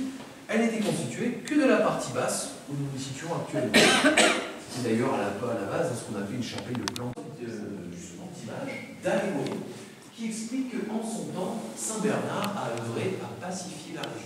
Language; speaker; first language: French; native; French